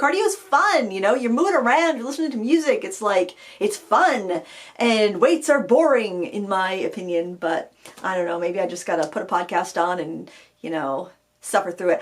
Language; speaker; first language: English; native; English